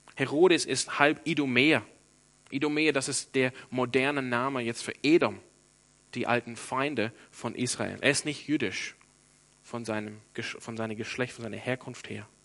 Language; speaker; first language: German; non-native, fluent; English